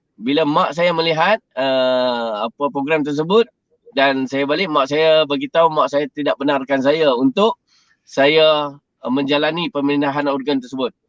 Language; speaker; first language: Malay; native; Malay